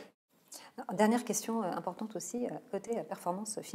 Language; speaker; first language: French; native; French